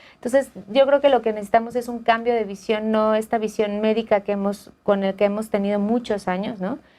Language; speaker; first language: Spanish; native; Spanish